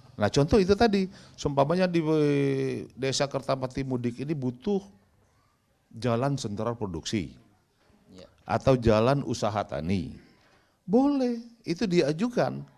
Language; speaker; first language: Indonesian; native; Indonesian